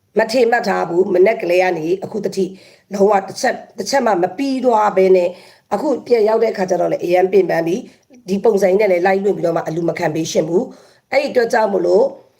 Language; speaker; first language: Burmese; native; Burmese